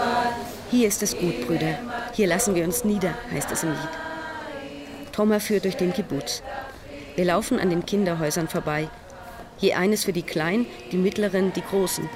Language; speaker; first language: German; native; German